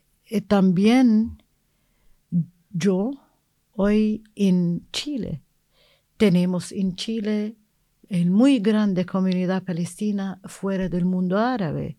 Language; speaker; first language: Spanish; non-native, learner; Arabic